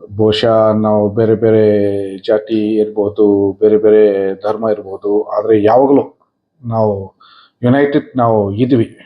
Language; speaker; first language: Kannada; non-native, fluent; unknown